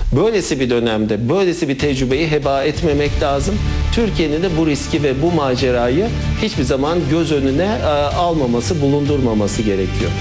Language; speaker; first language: Turkish; native; Turkish